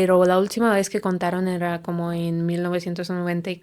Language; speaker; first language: Spanish; non-native, fluent; Russian